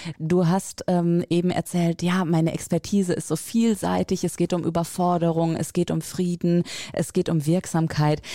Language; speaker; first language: German; native; German